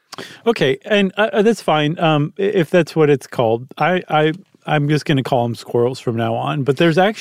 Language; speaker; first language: English; native; English